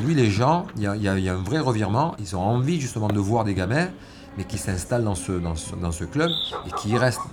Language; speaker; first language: French; native; French